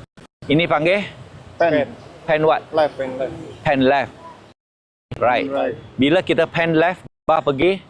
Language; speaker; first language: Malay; non-native, local second language; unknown